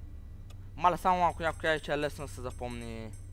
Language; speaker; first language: Bulgarian; native; Bulgarian